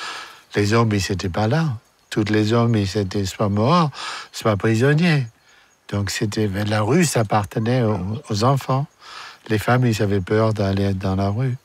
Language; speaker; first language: French; non-native, fluent; German